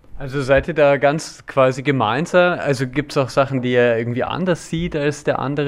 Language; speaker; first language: German; native; German